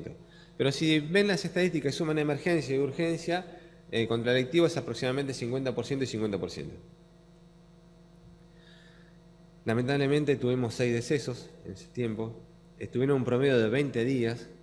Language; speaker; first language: Spanish; native; Spanish